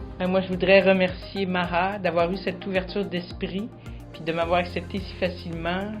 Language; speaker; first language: French; native; French